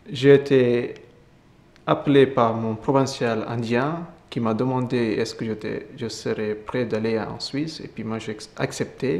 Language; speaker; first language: French; non-native, fluent; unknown